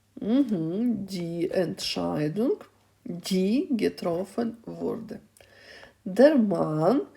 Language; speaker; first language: German; non-native, fluent; Ukrainian